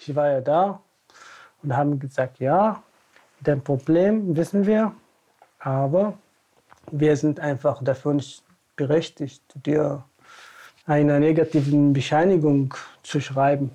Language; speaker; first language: German; non-native, fluent; Tamasheq